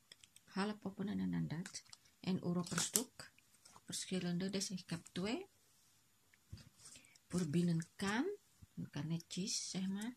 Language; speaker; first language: Dutch; non-native, local second language; Indonesian